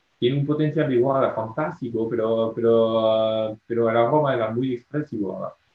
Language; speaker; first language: Spanish; non-native, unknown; French